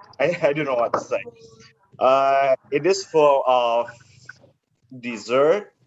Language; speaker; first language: English; non-native, learner; Indonesian